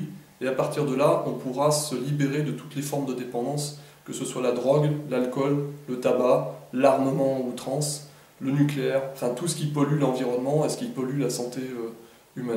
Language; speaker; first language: French; native; French